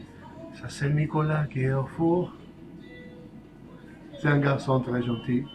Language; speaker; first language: French; non-native, fluent; Spanish